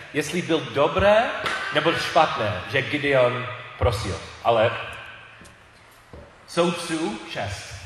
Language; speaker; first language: Czech; non-native, learner; English